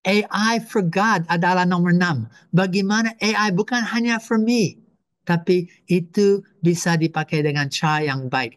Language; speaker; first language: Indonesian; non-native, fluent; English